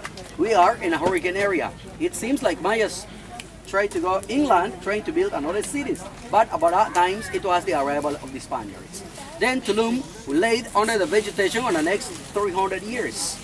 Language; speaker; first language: English; non-native, fluent; Spanish